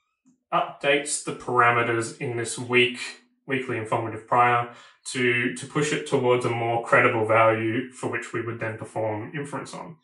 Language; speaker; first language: English; native; English